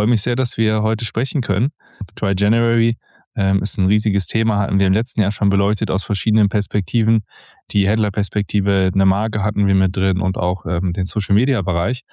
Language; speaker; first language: German; native; German